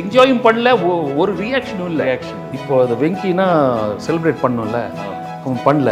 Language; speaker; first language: Tamil; non-native, local second language; Telugu